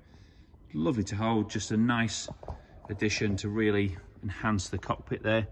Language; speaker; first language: English; native; English